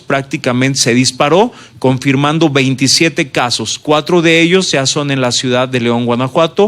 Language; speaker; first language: Spanish; native; Spanish